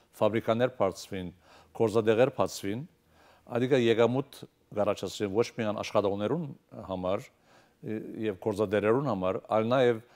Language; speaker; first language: Armenian; early bilingual, heritage; Armenian